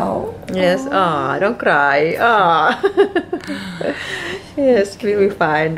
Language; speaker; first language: English; non-native, learner; Indonesian